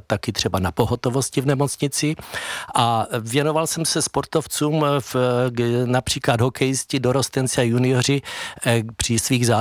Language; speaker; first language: Czech; native; Czech